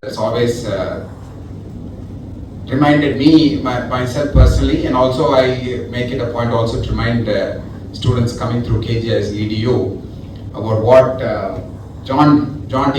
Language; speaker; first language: English; non-native, local second language; Tamil